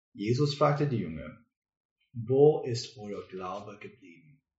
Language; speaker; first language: German; non-native, learner; English